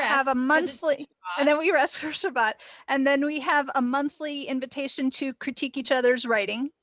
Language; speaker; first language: English; native; English